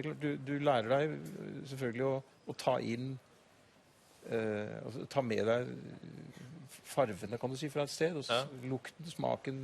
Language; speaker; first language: Norwegian; native; Norwegian